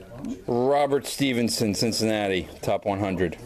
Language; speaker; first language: English; native; English